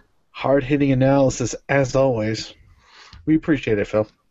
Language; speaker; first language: English; native; English